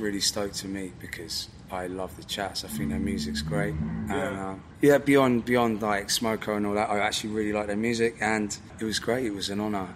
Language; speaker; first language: English; native; English